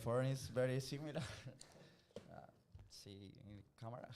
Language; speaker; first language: English; non-native, learner; Spanish